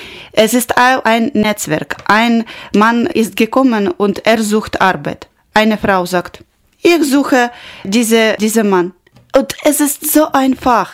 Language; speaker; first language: German; non-native, learner; Ukrainian